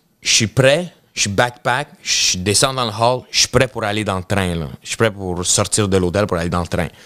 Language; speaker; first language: French; early bilingual, other home language; Russian